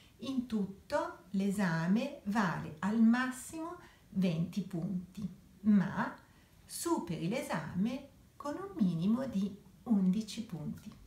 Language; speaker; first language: Italian; native; Italian